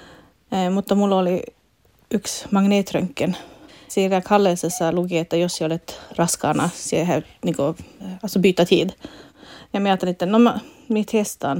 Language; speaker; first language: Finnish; non-native, local second language; Swedish